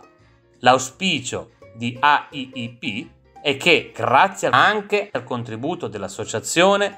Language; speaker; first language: Italian; native; Italian